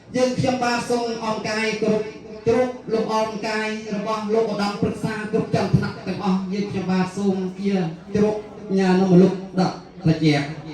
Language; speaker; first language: Khmer; native; Khmer